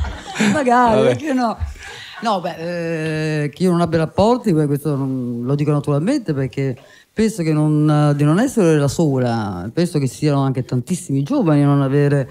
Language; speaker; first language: Italian; native; Italian